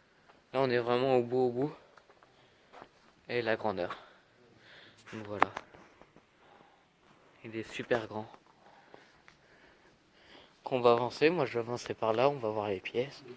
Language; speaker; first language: French; native; French